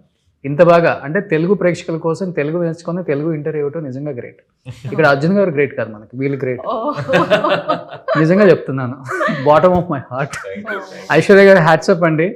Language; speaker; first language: Telugu; native; Telugu